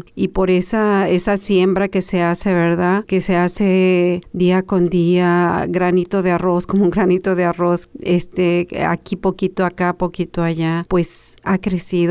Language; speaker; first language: Spanish; native; Spanish